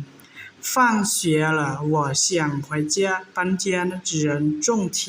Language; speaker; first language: Chinese; non-native, learner; Hmong